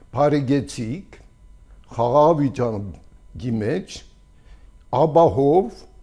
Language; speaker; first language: Armenian; early bilingual, heritage; Armenian